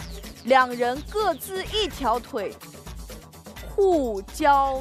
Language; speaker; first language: Chinese; native; Chinese